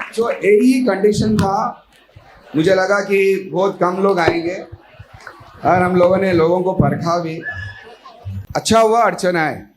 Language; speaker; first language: Hindi; non-native, local second language; Marathi